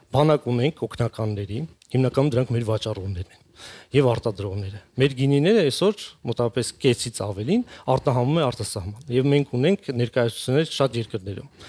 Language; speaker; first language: Armenian; native; Armenian